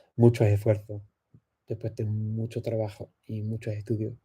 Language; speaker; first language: Spanish; non-native, fluent; English